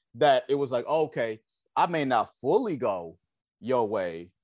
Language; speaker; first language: English; native; English